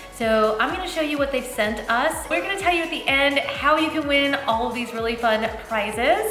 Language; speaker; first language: English; native; English